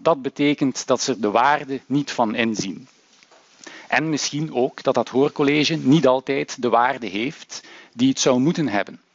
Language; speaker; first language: Dutch; native; Dutch